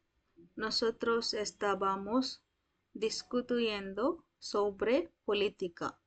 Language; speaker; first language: Spanish; non-native, fluent; Telugu